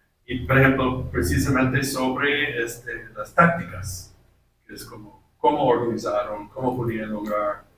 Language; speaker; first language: Spanish; non-native, fluent; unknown